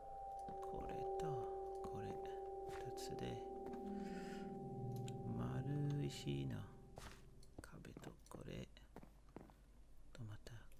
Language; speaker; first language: Japanese; non-native, learner; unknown